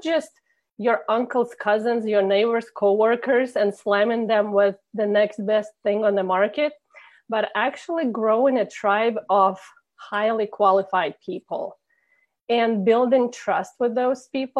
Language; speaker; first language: English; non-native, fluent; Russian